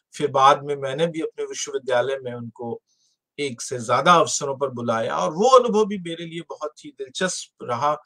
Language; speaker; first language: Hindi; native; Hindi